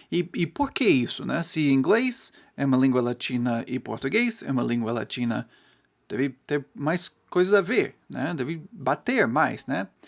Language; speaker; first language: Portuguese; non-native, fluent; English